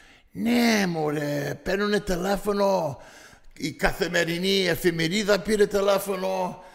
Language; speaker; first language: Greek; early bilingual, heritage; Greek